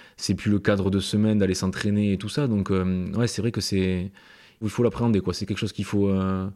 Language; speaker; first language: French; native; French